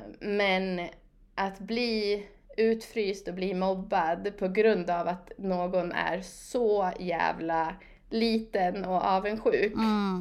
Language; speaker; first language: Swedish; native; Swedish